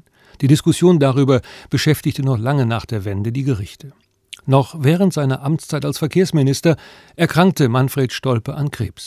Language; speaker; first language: German; native; German